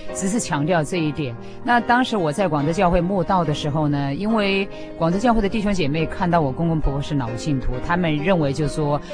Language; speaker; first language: Chinese; native; Chinese